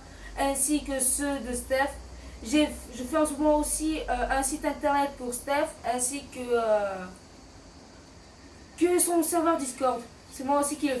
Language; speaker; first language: French; native; French